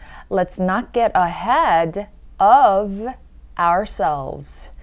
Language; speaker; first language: English; early bilingual, other home language; Korean